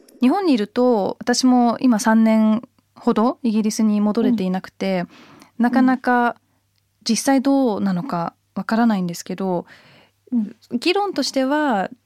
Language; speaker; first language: Japanese; early bilingual, heritage; Japanese